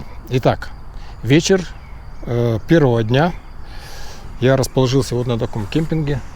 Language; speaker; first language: Russian; native; Russian